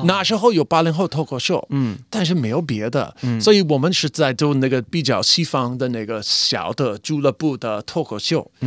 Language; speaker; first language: Chinese; non-native, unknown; English